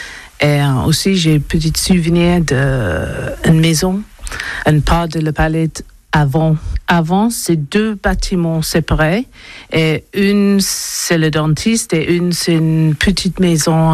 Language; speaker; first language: French; non-native, learner; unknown